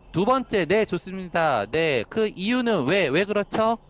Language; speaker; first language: Korean; native; Korean